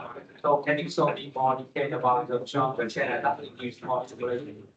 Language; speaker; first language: English; non-native, learner; Vietnamese